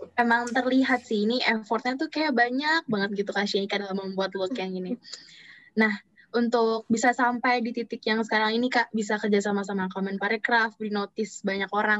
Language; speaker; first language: Indonesian; native; Indonesian